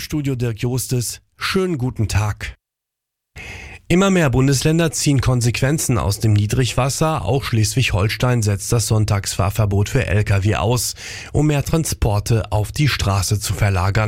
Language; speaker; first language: German; native; German